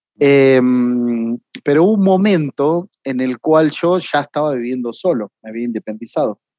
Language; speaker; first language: Spanish; native; Spanish